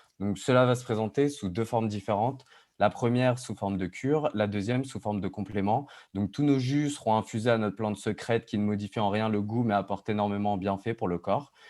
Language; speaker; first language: French; native; French